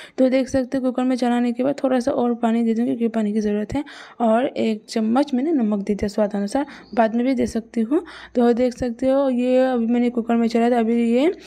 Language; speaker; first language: Hindi; non-native, local second language; Bangla